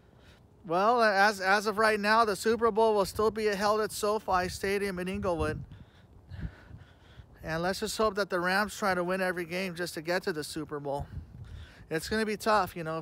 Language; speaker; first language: English; native; English